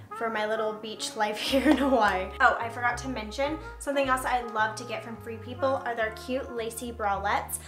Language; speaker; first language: English; native; English